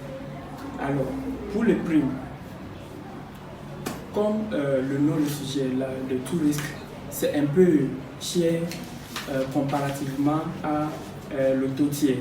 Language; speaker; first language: French; non-native, fluent; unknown